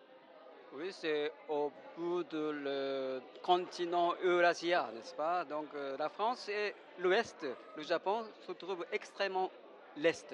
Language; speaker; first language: French; non-native, fluent; Japanese